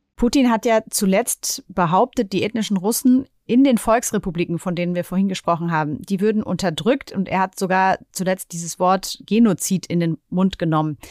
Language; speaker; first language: German; native; German